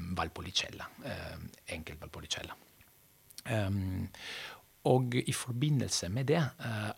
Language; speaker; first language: Norwegian; non-native, fluent; Italian